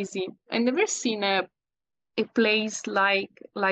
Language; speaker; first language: English; non-native, fluent; Italian